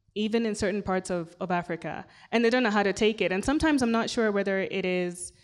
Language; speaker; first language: English; non-native, local second language; Swahili